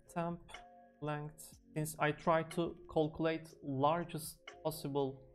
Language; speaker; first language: English; non-native, fluent; Turkish